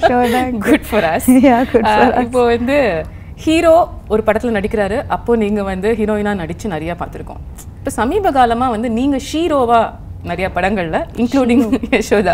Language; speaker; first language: Tamil; native; Tamil